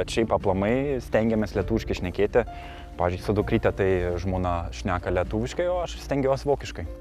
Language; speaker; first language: Lithuanian; early bilingual, heritage; Lithuanian